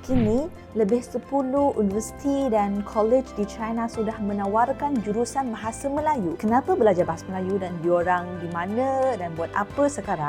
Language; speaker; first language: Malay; non-native, fluent; Chinese